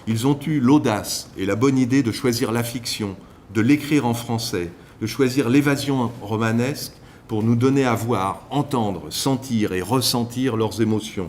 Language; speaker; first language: French; native; French